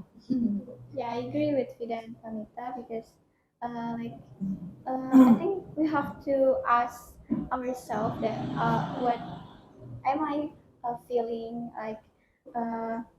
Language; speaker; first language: English; non-native, learner; Indonesian